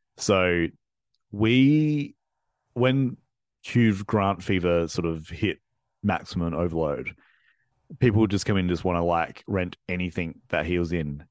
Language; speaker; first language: English; native; English